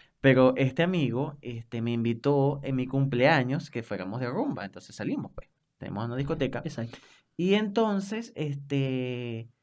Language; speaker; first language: Spanish; native; Spanish